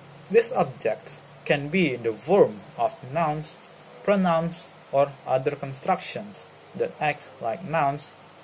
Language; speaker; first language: English; non-native, learner; Indonesian